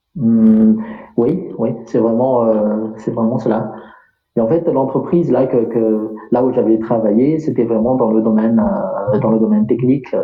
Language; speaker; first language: French; non-native, local second language; Malagasy